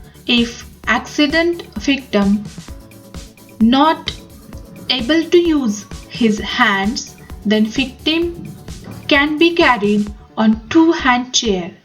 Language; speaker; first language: English; non-native, local second language; Marathi